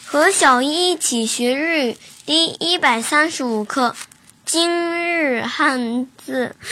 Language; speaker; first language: Chinese; early bilingual, heritage; Chinese